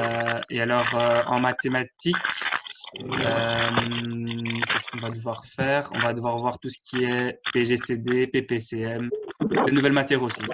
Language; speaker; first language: French; native; French